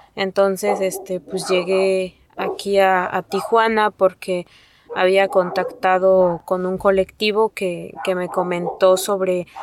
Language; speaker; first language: Spanish; non-native, local second language; Nahuatl languages